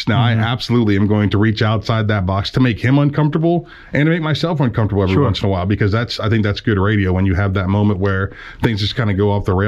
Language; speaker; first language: English; native; English